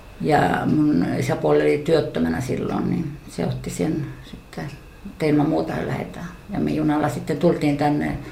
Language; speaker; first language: Finnish; native; Finnish